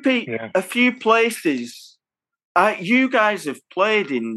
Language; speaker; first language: English; native; English